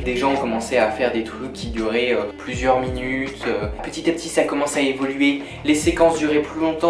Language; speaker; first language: French; native; French